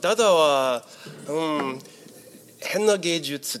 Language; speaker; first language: Japanese; non-native, learner; English